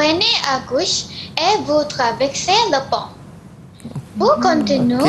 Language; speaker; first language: French; non-native, learner; Malay